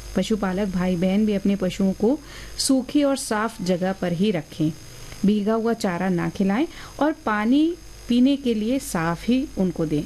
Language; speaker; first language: Hindi; native; Hindi